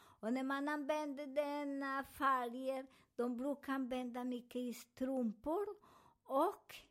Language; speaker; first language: Swedish; non-native, learner; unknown